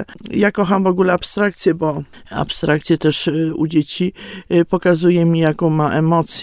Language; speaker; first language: Polish; native; Polish